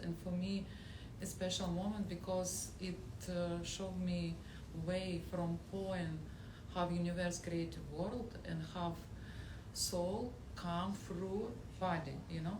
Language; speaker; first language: English; non-native, learner; Russian